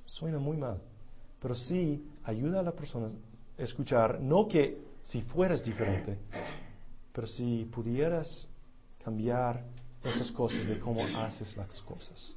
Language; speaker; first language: Spanish; non-native, fluent; English